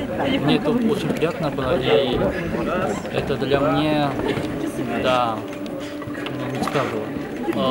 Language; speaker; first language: Russian; non-native, learner; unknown